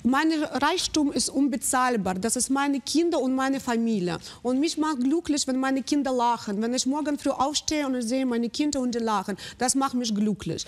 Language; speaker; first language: German; non-native, fluent; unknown